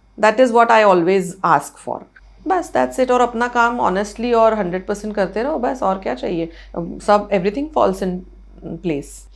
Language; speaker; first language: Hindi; non-native, local second language; Marathi